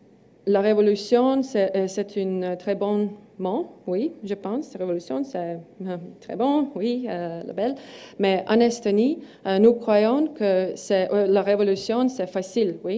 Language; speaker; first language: French; non-native, learner; Estonian